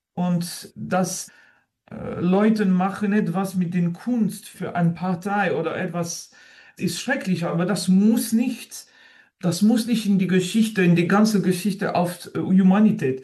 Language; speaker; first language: German; non-native, learner; French